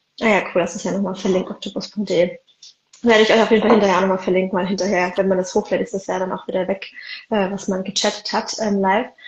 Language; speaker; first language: German; early bilingual, other home language; Arabic